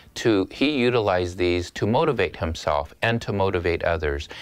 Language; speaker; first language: English; native; English